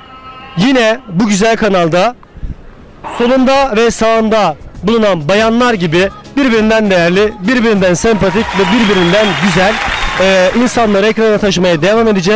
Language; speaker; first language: Turkish; native; Turkish